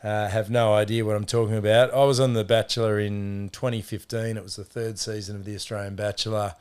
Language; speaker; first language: English; native; English